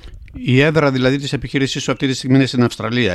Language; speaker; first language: Greek; native; Greek